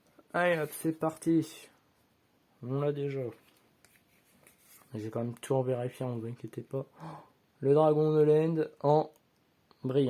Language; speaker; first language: French; native; French